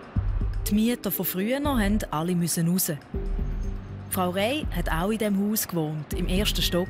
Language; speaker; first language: German; native; German